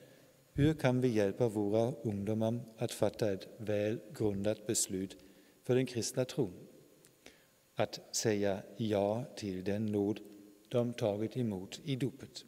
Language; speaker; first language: Swedish; non-native, fluent; German